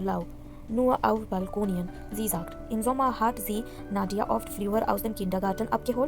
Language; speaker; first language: German; non-native, fluent; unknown